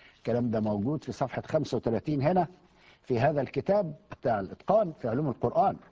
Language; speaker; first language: Arabic; native; Arabic